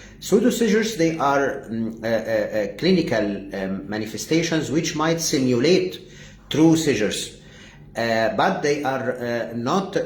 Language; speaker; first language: English; non-native, fluent; Arabic